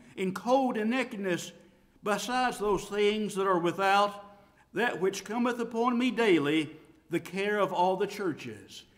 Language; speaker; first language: English; native; English